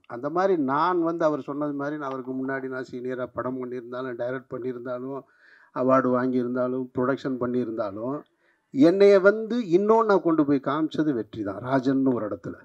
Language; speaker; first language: Tamil; native; Tamil